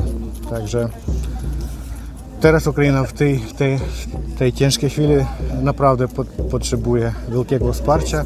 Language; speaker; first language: Polish; non-native, fluent; Ukrainian